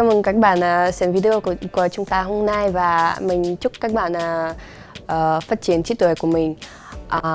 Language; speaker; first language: Vietnamese; non-native, learner; Ukrainian